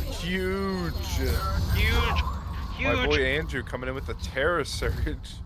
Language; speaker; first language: English; native; English